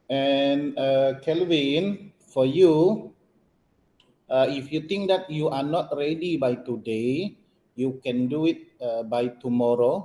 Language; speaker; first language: English; non-native, local second language; Malay